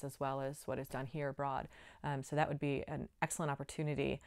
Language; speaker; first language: English; native; English